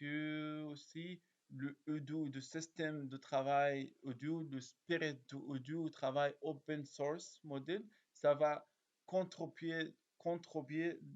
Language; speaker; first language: French; non-native, learner; Arabic